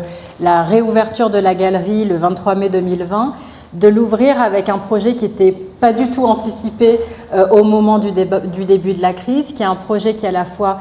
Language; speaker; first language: French; native; French